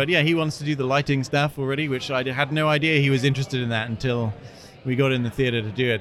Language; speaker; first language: English; native; English